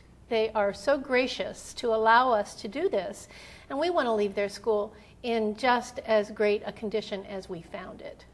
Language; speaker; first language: English; native; English